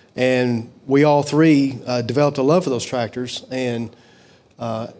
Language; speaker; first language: English; native; English